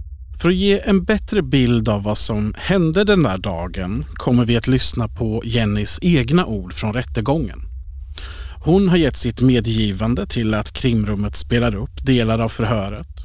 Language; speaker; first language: Swedish; native; Swedish